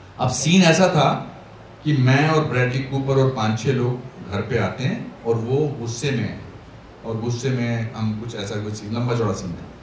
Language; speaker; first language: Hindi; native; Hindi